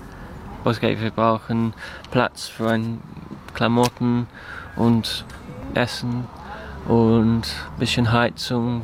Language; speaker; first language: German; non-native, learner; English